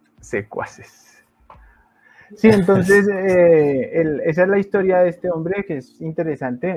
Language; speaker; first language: Spanish; native; Spanish